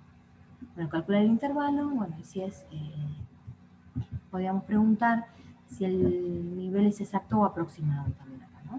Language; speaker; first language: Spanish; native; Spanish